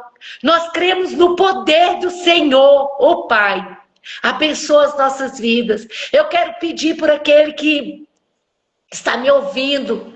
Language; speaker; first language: Portuguese; native; Portuguese